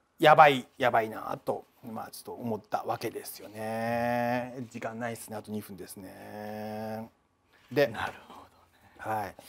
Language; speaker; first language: Japanese; native; Japanese